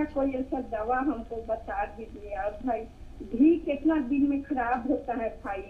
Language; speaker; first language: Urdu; non-native, local second language; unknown